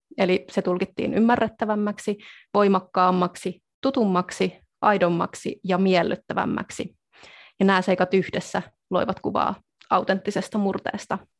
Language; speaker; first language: Finnish; native; Finnish